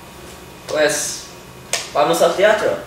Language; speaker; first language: Spanish; non-native, learner; English